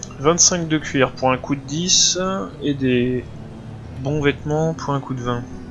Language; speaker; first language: French; native; French